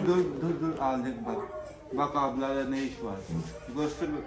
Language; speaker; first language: Turkish; non-native, learner; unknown